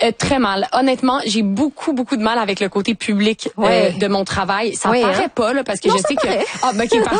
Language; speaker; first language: French; native; French